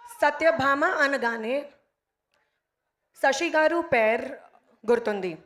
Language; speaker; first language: Telugu; non-native, local second language; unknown